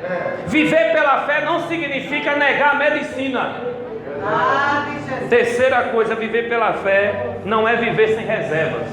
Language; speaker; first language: Portuguese; native; Portuguese